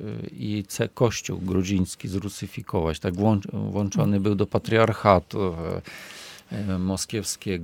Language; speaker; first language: Polish; non-native, fluent; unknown